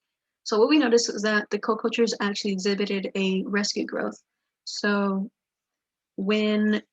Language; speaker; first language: English; native; English